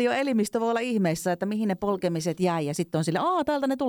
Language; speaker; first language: Finnish; native; Finnish